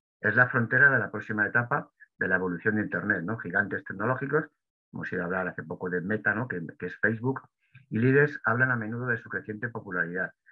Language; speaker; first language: Spanish; native; Spanish